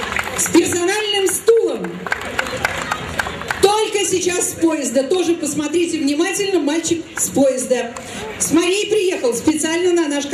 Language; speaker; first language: Russian; native; Russian